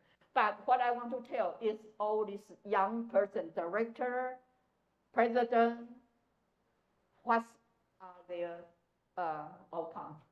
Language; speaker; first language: English; non-native, fluent; Chinese